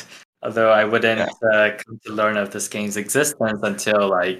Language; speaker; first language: English; non-native, fluent; Chinese